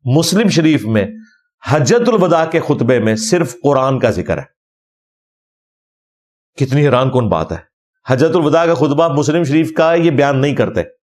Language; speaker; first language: Urdu; non-native, local second language; Punjabi